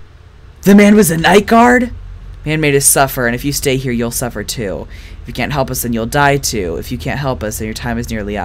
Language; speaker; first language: English; native; English